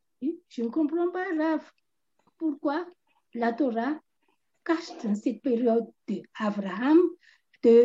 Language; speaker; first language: French; non-native, local second language; Malagasy